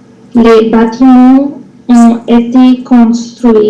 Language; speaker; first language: French; non-native, learner; English